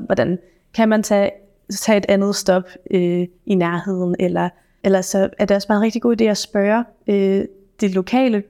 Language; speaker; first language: Danish; native; Danish